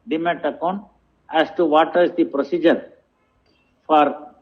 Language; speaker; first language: English; non-native, local second language; Kannada